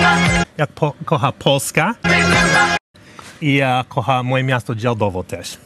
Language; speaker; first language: Polish; non-native, learner; English